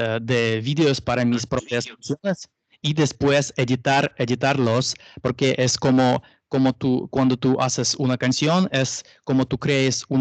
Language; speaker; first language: Spanish; non-native, learner; Russian